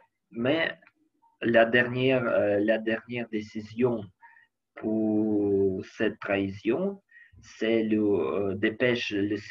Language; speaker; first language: French; non-native, learner; Ukrainian